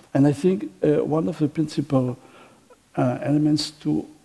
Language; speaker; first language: English; non-native, fluent; Catalan